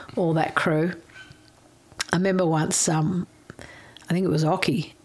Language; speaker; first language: English; native; English